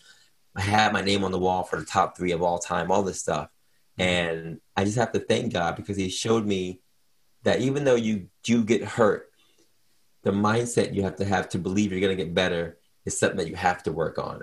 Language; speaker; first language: English; native; English